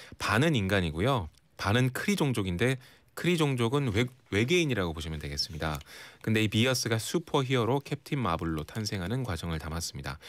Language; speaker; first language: Korean; native; Korean